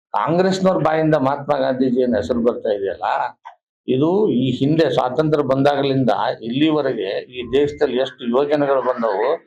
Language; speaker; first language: Kannada; native; Kannada